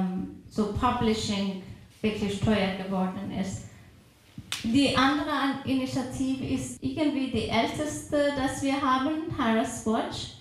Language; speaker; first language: German; non-native, fluent; Persian